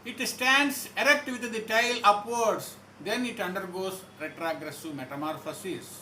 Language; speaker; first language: English; non-native, local second language; Telugu